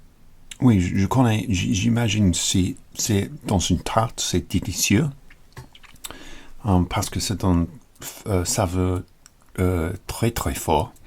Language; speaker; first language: French; non-native, learner; English